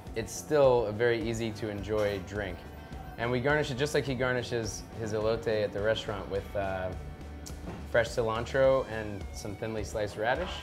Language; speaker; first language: English; native; English